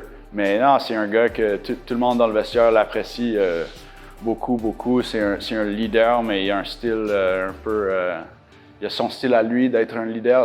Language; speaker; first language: French; non-native, local second language; English